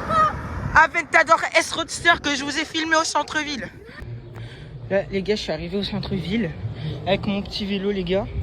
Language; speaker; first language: French; native; French